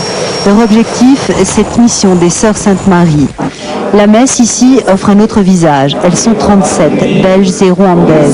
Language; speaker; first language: French; native; French